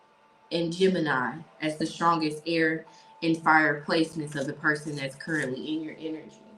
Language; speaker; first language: English; native; English